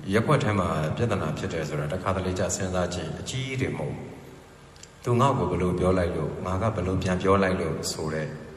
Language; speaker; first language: Burmese; native; Burmese